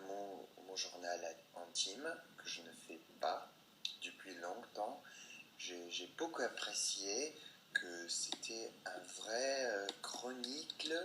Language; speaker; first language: French; non-native, fluent; English